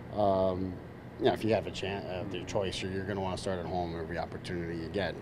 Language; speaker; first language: English; native; English